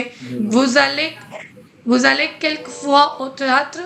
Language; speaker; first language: French; non-native, fluent; Hindi